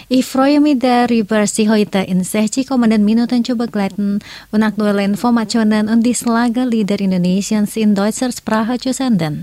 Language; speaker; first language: German; non-native, learner; Indonesian